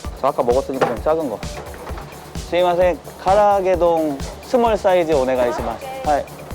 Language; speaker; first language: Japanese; non-native, learner; Korean